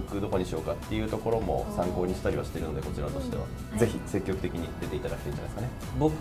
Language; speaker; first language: Japanese; native; Japanese